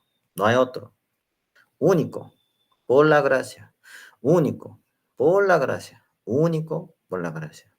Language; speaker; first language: Spanish; non-native, learner; Korean